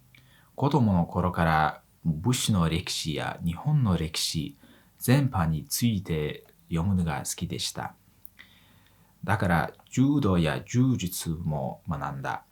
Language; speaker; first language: Japanese; non-native, learner; Mongolian